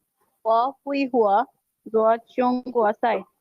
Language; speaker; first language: Chinese; non-native, learner; Hindi